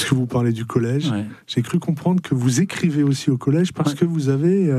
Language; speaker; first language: French; native; French